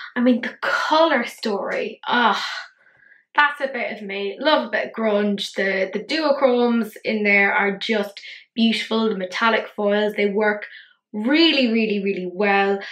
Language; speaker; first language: English; native; English